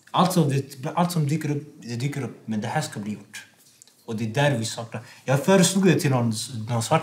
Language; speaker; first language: Swedish; non-native, local second language; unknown